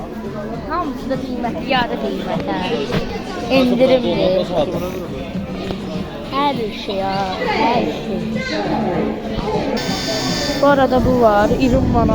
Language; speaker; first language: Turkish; non-native, learner; Azerbaijani